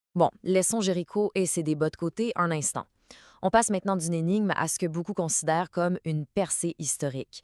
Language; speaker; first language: French; native; French